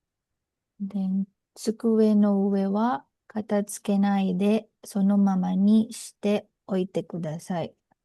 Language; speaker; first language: Japanese; non-native, learner; Filipino